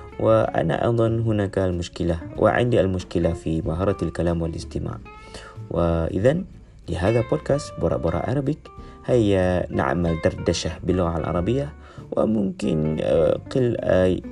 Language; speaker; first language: Arabic; non-native, learner; Malay